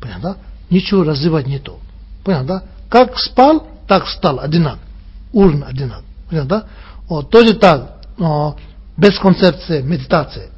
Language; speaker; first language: Russian; non-native, learner; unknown